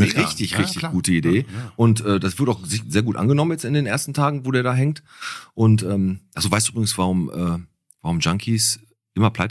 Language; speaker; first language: German; native; German